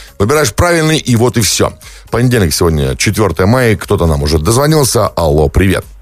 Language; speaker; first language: Russian; native; Russian